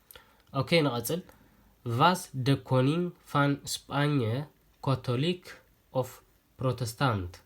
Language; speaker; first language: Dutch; non-native, learner; Tigrinya